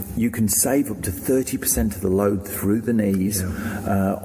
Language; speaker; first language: English; native; English